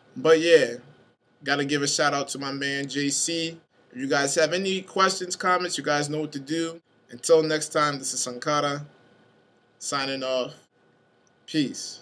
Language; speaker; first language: English; native; English